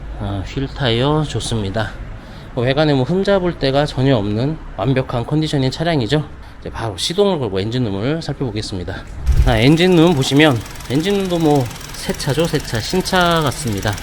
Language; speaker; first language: Korean; native; Korean